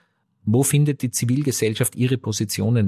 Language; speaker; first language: German; native; German